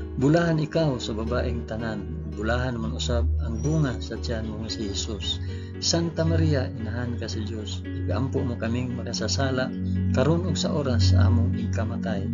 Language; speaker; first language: Cebuano; non-native, local second language; Hiligaynon